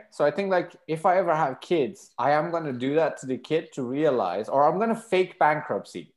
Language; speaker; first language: English; non-native, fluent; Persian